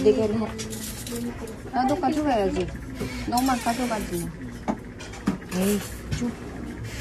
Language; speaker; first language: Korean; non-native, fluent; Filipino